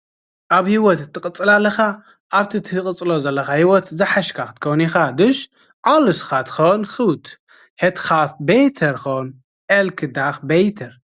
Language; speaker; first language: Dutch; non-native, fluent; Tigrinya